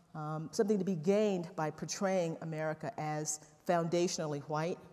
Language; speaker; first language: English; native; English